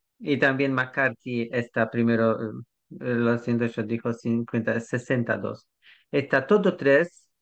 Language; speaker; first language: Spanish; non-native, learner; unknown